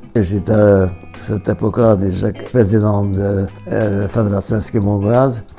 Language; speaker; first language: French; non-native, fluent; Hungarian